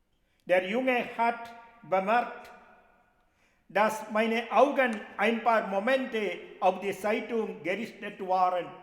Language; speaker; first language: German; non-native, fluent; Malayalam